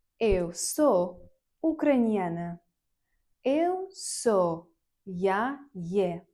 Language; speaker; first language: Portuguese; non-native, fluent; Ukrainian